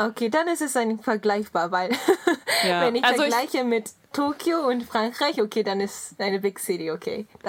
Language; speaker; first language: German; non-native, learner; Japanese